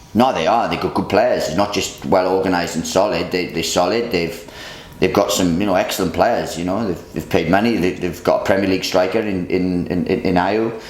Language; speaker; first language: English; native; English